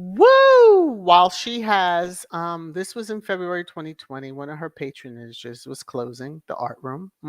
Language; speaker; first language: English; native; English